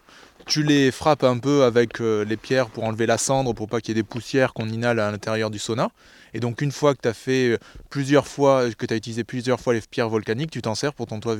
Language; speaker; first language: French; native; French